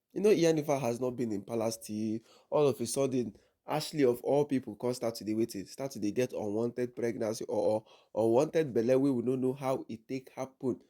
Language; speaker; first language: Nigerian Pidgin; non-native, local second language; Yoruba